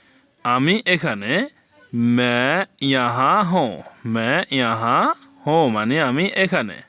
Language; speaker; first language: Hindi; non-native, fluent; Bangla